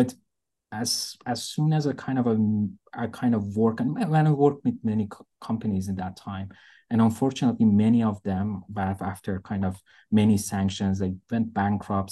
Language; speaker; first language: English; non-native, fluent; Persian